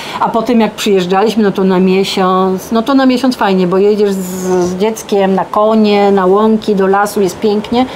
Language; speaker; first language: Polish; native; Polish